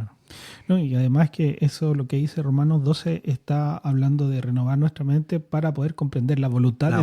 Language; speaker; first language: Spanish; native; Spanish